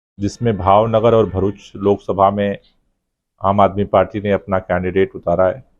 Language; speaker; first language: Hindi; native; Hindi